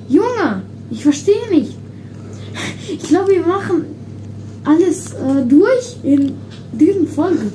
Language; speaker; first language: German; early bilingual, other home language; Russian